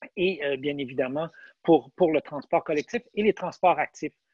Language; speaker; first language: French; native; French